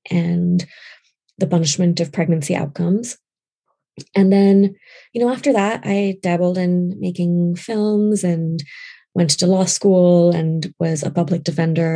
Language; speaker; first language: English; non-native, local second language; Urdu